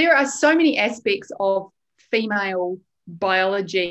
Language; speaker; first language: English; native; English